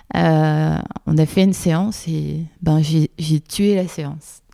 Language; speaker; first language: French; native; French